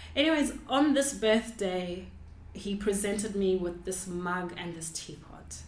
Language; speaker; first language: English; non-native, local second language; Shona